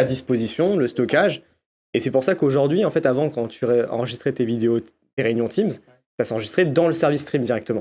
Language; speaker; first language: French; native; French